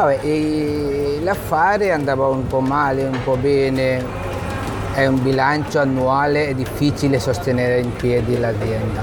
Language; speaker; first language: Italian; non-native, fluent; Bangla